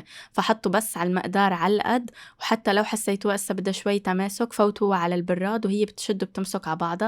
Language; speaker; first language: Arabic; native; Arabic